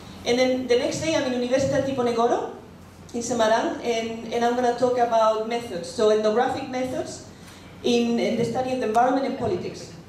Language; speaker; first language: English; non-native, fluent; Spanish